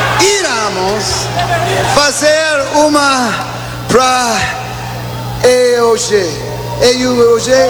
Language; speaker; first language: Portuguese; non-native, learner; English